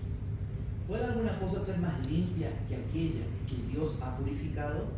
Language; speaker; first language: Spanish; native; Spanish